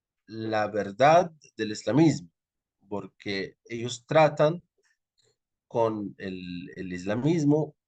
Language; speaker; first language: Spanish; non-native, fluent; Arabic